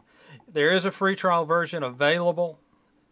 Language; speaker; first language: English; native; English